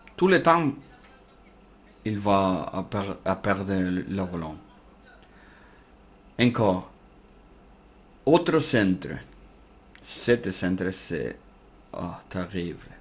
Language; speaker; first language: French; non-native, learner; Spanish